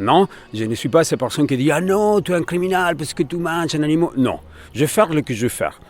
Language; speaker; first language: French; non-native, fluent; Spanish